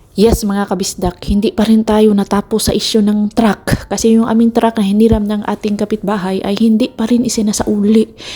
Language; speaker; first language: Filipino; non-native, local second language; Cebuano